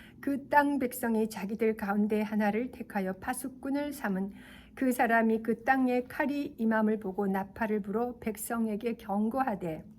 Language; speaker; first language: Korean; native; Korean